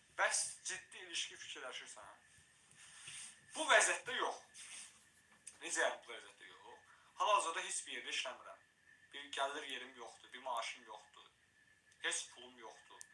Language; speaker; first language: Azerbaijani; native; Azerbaijani